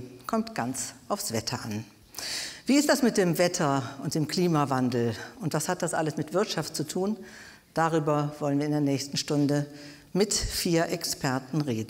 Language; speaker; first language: German; native; German